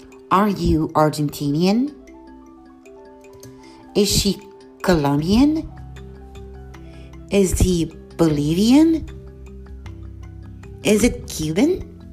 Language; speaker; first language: English; non-native, fluent; Portuguese